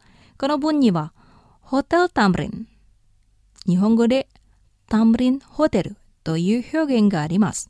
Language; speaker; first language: Japanese; non-native, fluent; Indonesian